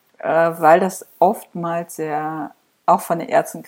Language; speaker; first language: German; native; German